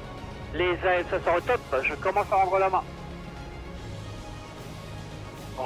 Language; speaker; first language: French; native; French